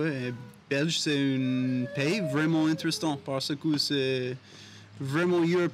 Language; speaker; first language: French; non-native, learner; English